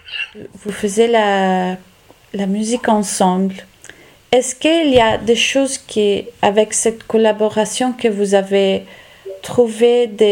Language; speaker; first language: French; non-native, learner; Italian